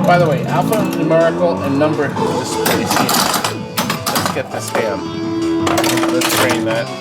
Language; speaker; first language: English; native; English